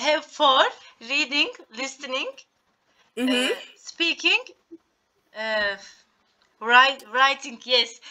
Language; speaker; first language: English; non-native, learner; Turkish